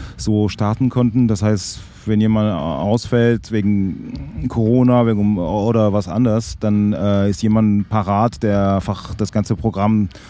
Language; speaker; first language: German; non-native, local second language; French